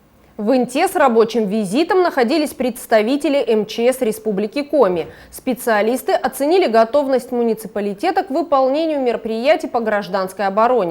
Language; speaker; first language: Russian; native; Russian